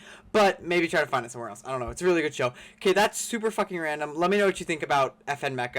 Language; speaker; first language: English; native; English